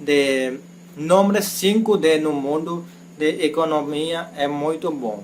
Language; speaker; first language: Portuguese; non-native, learner; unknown